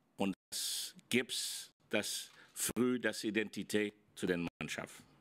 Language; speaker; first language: German; non-native, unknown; French